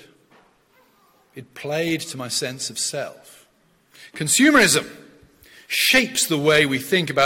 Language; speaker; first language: English; native; English